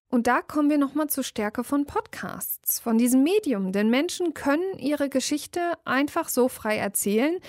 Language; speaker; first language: German; native; German